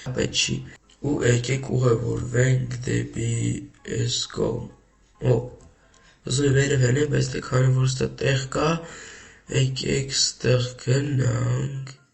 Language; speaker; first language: Armenian; native; Armenian